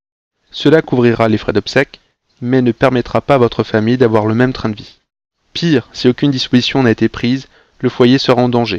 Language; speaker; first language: French; native; French